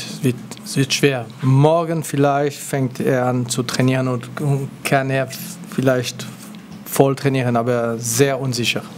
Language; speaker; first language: German; non-native, local second language; French